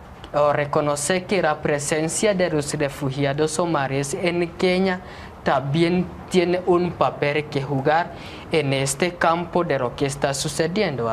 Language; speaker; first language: Spanish; non-native, fluent; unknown